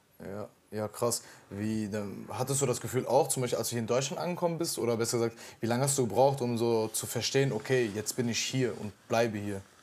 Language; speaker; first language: German; early bilingual, other home language; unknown